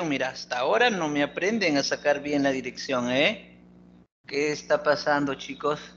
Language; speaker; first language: Spanish; native; Spanish